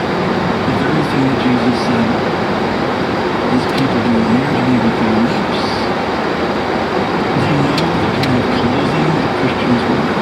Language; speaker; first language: English; native; English